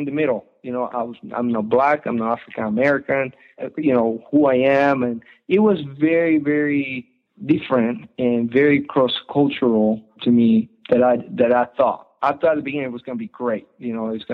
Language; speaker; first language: English; non-native, fluent; Spanish